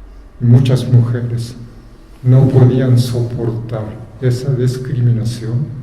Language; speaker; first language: Spanish; non-native, fluent; Japanese